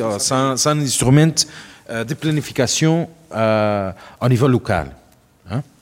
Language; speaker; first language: French; non-native, learner; Portuguese